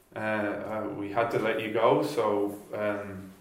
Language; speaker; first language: English; native; English